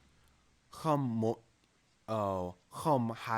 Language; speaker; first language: Vietnamese; non-native, learner; English